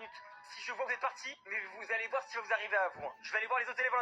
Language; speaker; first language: French; native; French